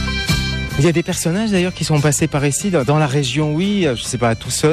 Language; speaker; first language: French; native; French